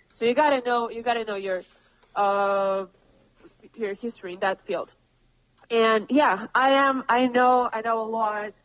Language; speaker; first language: English; non-native, fluent; Russian